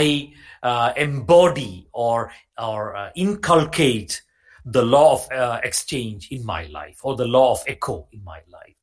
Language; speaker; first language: English; non-native, local second language; Malayalam